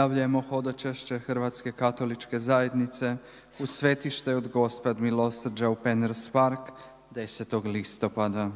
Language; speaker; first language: Croatian; native; Croatian